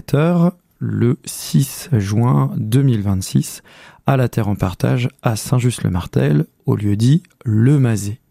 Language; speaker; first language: French; native; French